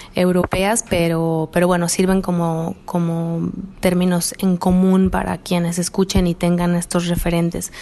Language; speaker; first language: Spanish; native; Spanish